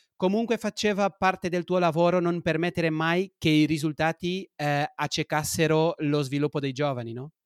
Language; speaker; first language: Italian; non-native, fluent; Portuguese